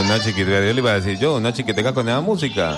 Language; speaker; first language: Spanish; native; Spanish